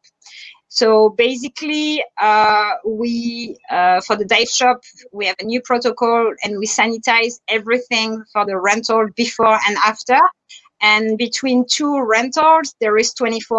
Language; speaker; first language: English; non-native, fluent; French